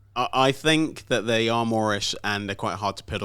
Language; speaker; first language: English; native; English